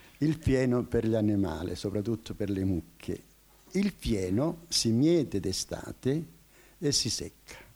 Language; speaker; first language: Italian; native; Italian